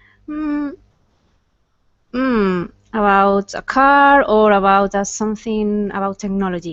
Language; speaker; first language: English; non-native, fluent; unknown